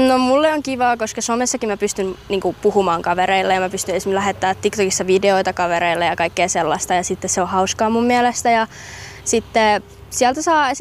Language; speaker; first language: Finnish; native; Finnish